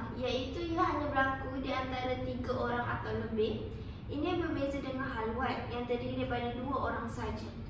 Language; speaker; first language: Malay; native; Malay